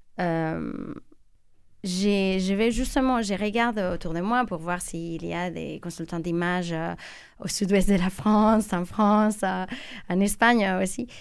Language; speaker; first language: French; non-native, fluent; Spanish